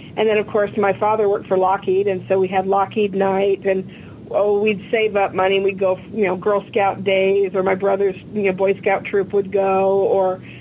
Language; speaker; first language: English; native; English